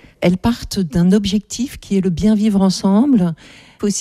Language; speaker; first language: French; native; French